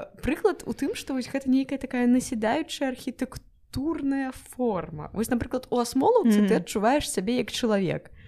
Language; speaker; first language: Belarusian; non-native, local second language; Russian